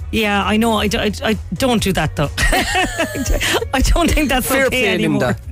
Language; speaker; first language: English; native; English